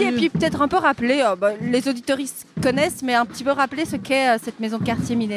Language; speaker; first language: French; native; French